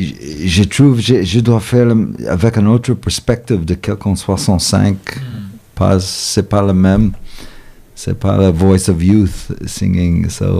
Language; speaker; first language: French; non-native, fluent; English